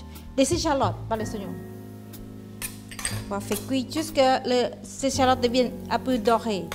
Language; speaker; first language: French; non-native, fluent; Thai